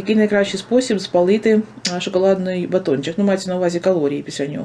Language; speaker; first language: Ukrainian; native; Ukrainian